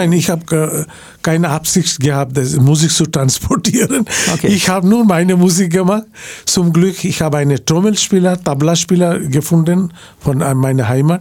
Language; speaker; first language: German; non-native, fluent; Bangla